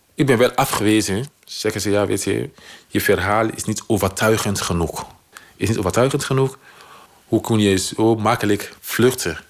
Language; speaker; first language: Dutch; non-native, fluent; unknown